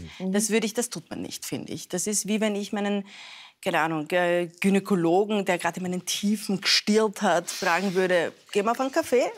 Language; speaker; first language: German; early bilingual, other home language; Persian